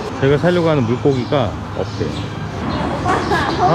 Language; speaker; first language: Korean; native; Korean